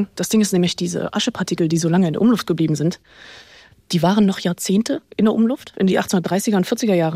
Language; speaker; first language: German; native; German